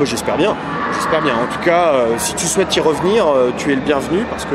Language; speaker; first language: French; native; French